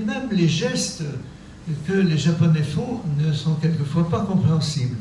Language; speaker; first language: French; native; French